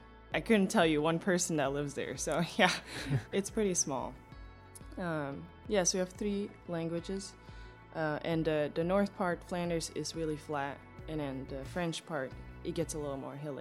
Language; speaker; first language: English; non-native, fluent; Dutch